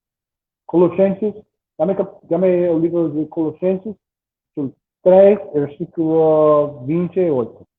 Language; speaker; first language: Portuguese; non-native, learner; English